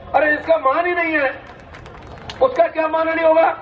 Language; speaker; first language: Hindi; non-native, local second language; Bangla